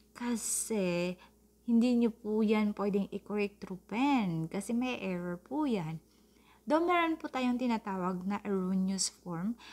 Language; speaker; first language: Filipino; non-native, local second language; Cebuano